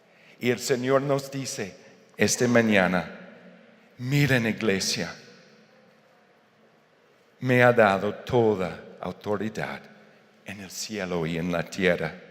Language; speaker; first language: Spanish; non-native, fluent; English